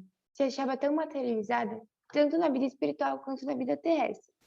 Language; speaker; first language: Portuguese; native; Portuguese